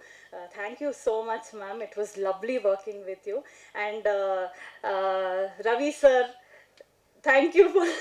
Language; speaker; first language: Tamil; non-native, learner; Kannada